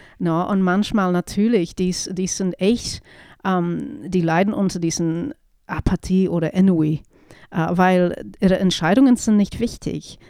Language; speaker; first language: German; non-native, fluent; English